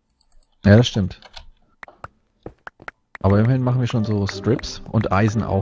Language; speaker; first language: German; native; German